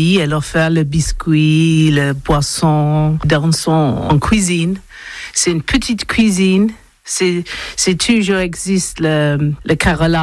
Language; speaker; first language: French; non-native, learner; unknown